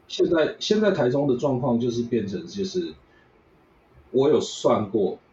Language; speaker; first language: Chinese; native; Chinese